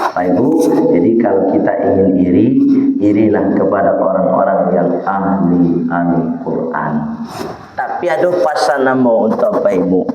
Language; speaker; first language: Malay; non-native, local second language; Minangkabau